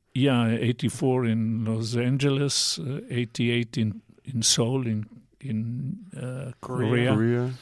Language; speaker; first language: English; non-native, fluent; Italian